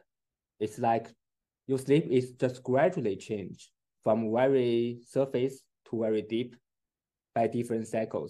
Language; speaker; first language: English; non-native, fluent; Chinese